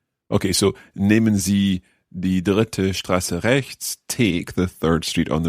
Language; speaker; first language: German; non-native, learner; English